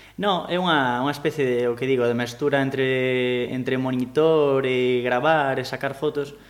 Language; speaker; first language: Galician; native; Galician